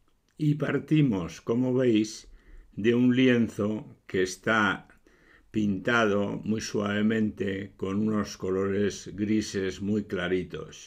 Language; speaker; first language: Spanish; native; Spanish